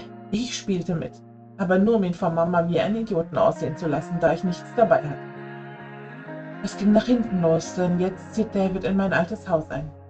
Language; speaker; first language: German; native; German